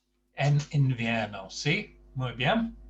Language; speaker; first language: Spanish; non-native, fluent; English